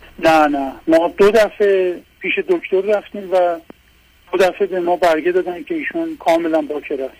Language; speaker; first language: Persian; non-native, local second language; Azerbaijani